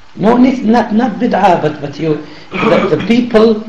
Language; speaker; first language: English; non-native, learner; Arabic